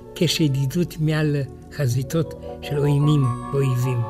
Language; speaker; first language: Hebrew; non-native, fluent; French